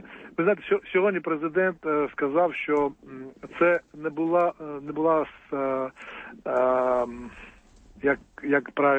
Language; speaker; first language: Ukrainian; non-native, fluent; Georgian